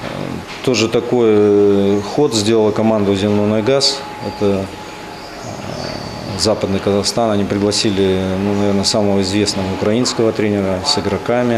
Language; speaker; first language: Russian; native; Russian